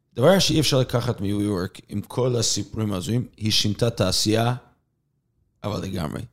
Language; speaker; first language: Hebrew; non-native, fluent; English